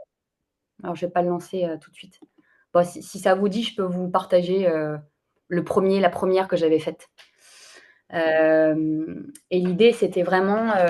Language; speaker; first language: French; native; French